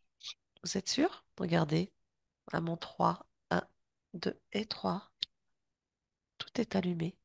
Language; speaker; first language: French; native; French